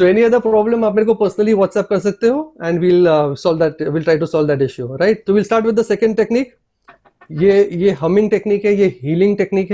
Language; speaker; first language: Hindi; native; Hindi